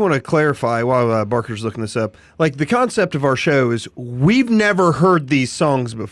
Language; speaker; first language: English; native; English